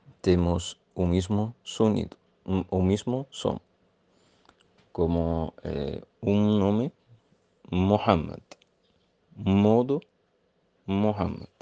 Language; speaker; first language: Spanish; non-native, learner; Arabic